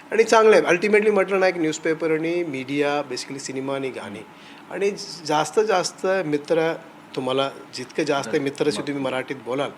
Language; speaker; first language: Marathi; non-native, local second language; Tamil